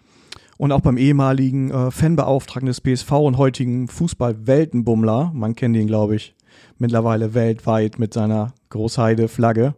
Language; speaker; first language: German; native; German